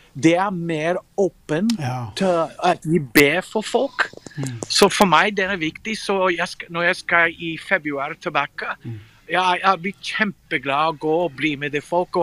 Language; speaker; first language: Norwegian; non-native, fluent; English